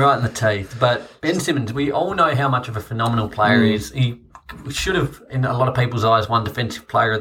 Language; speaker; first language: English; native; English